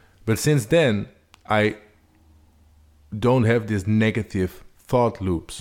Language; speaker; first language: English; non-native, fluent; Dutch